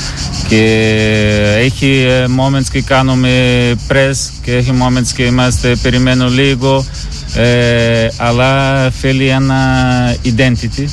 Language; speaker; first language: Greek; non-native, learner; Portuguese